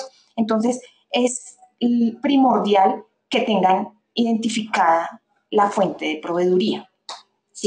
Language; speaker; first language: Spanish; native; Spanish